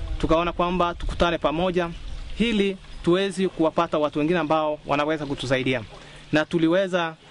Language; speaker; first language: Swahili; non-native, local second language; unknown